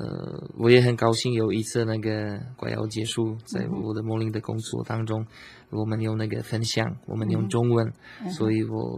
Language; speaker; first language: Chinese; non-native, learner; Slovak